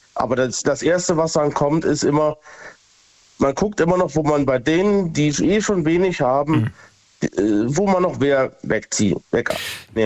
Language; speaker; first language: German; native; German